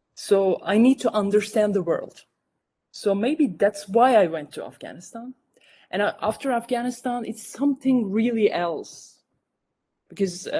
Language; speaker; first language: English; non-native, fluent; Turkish